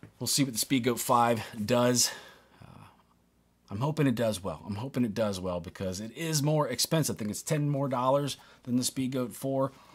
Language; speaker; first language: English; native; English